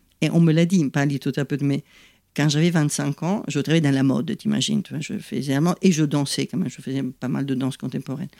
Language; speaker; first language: French; non-native, fluent; Italian